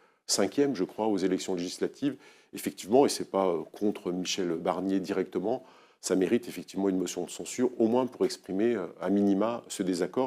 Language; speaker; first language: French; native; French